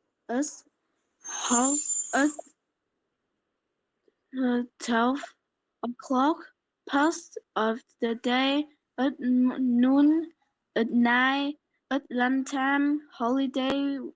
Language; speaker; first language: English; non-native, learner; Polish